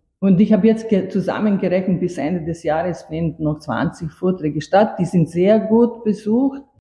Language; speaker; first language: German; non-native, fluent; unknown